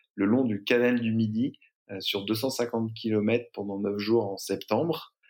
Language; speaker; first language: French; native; French